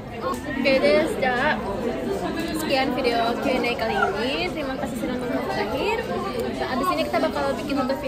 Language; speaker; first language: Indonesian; non-native, fluent; Japanese